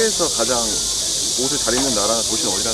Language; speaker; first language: Korean; native; Korean